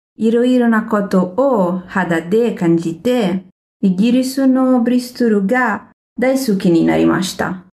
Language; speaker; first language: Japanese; non-native, learner; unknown